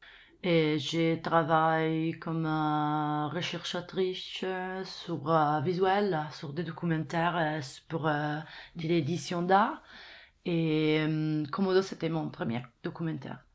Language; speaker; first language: French; non-native, fluent; Italian